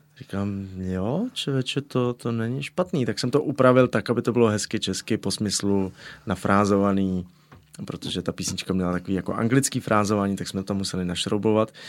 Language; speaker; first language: Czech; native; Czech